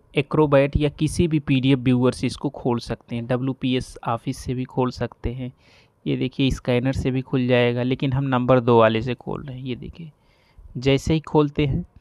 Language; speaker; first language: Hindi; native; Hindi